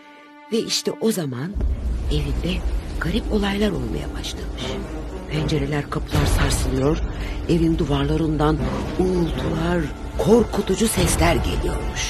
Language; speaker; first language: Turkish; non-native, fluent; Kazakh